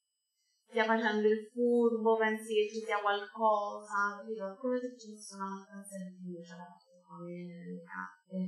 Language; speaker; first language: Italian; native; Italian